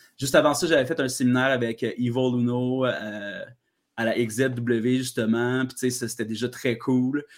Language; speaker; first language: French; native; French